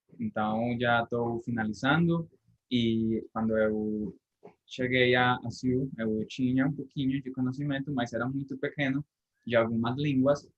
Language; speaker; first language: Portuguese; non-native, fluent; Spanish